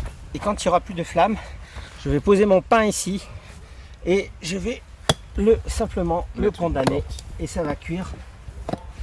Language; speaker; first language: French; native; French